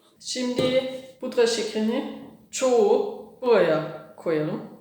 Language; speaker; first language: Turkish; non-native, learner; German